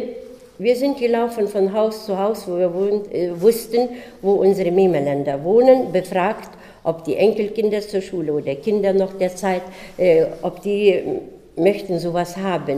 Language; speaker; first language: German; early bilingual, heritage; German